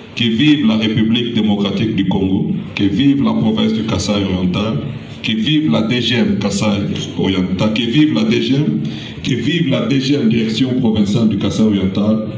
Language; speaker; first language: French; non-native, local second language; Luba-Lulua